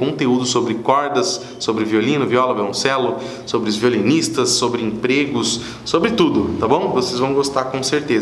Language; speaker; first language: Portuguese; native; Portuguese